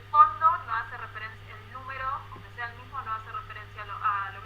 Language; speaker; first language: Spanish; native; Spanish